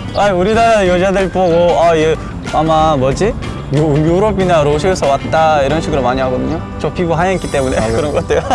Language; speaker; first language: Korean; non-native, fluent; Uzbek